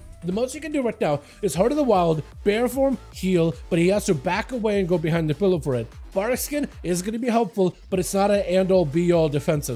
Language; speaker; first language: English; native; English